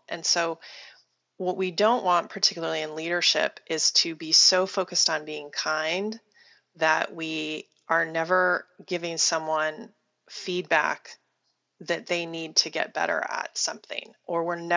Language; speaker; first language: English; native; English